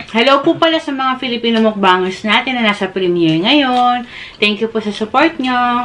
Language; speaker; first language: Filipino; native; Filipino